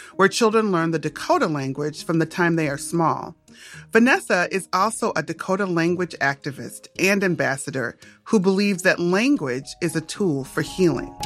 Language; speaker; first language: English; native; English